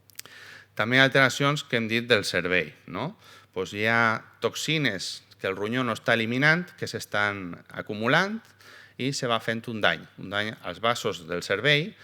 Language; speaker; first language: Catalan; native; Catalan